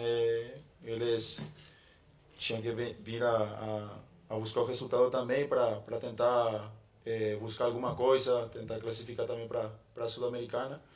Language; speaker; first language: Portuguese; non-native, fluent; Spanish